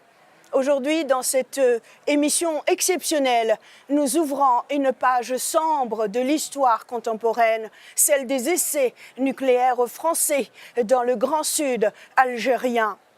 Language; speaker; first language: French; native; French